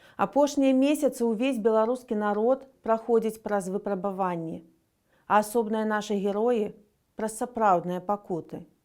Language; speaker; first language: Belarusian; native; Belarusian